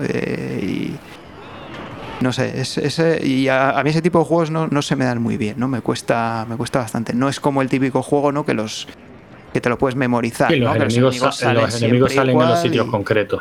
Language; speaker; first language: Spanish; native; Spanish